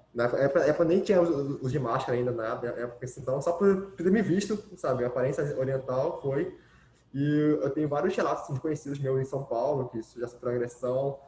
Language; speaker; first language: Portuguese; early bilingual, other home language; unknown